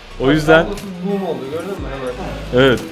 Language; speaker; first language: Turkish; native; Turkish